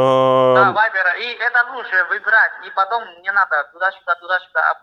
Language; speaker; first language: Russian; non-native, learner; Chinese